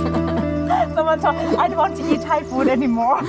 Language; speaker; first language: English; non-native, learner; Thai